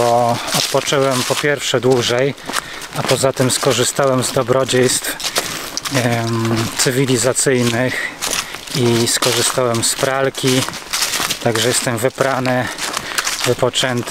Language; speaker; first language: Polish; native; Polish